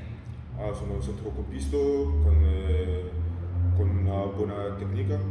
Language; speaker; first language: Italian; non-native, learner; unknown